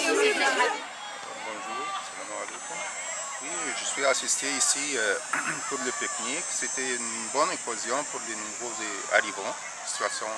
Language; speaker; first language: French; non-native, learner; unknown